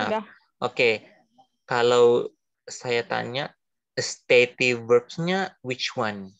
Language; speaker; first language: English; non-native, fluent; Indonesian